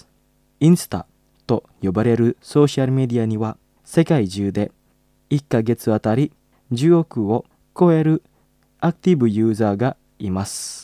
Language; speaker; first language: Japanese; non-native, fluent; Indonesian